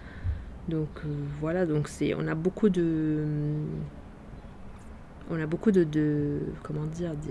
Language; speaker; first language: French; non-native, fluent; Arabic